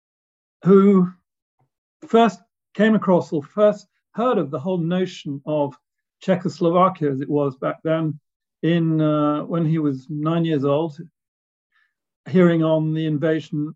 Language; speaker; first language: English; native; English